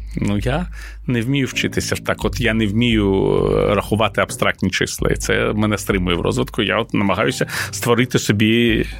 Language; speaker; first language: Ukrainian; non-native, local second language; Russian